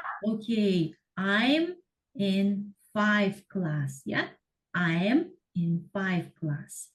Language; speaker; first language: English; non-native, fluent; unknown